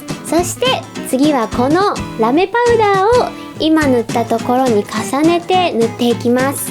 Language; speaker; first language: Japanese; native; Japanese